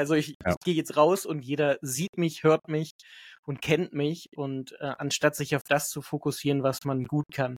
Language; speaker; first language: German; native; German